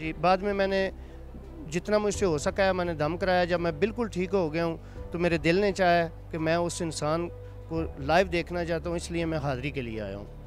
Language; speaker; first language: Urdu; non-native, local second language; Punjabi